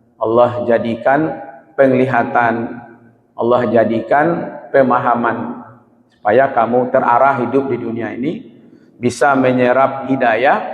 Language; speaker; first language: Malay; non-native, local second language; Minangkabau